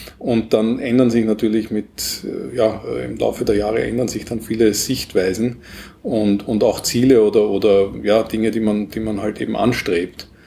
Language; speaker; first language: German; native; German